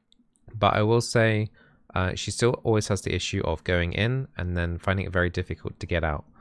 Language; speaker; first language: English; native; English